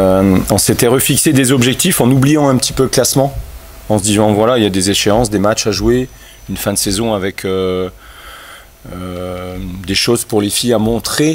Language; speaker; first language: French; native; French